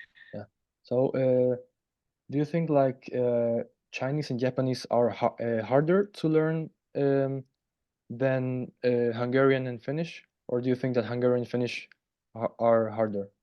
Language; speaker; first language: English; non-native, fluent; Spanish